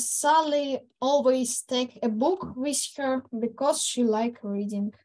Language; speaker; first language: English; non-native, learner; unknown